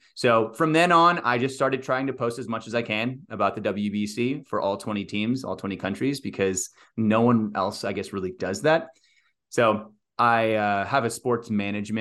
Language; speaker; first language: English; native; English